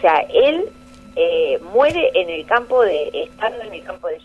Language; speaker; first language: Spanish; native; Spanish